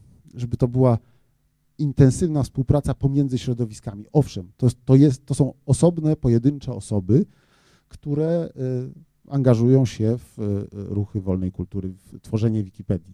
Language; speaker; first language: Polish; native; Polish